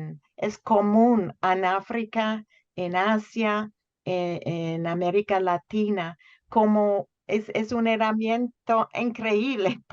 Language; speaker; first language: Spanish; non-native, fluent; English